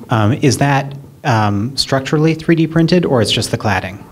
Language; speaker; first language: English; native; English